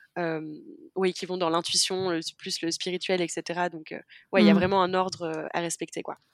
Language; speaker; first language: French; native; French